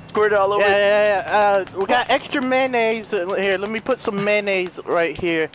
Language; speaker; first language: English; native; English